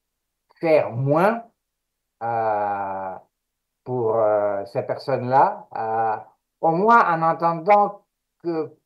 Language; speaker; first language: French; non-native, fluent; Greek